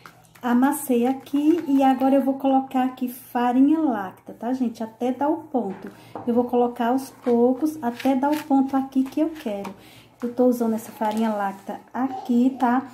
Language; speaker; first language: Portuguese; native; Portuguese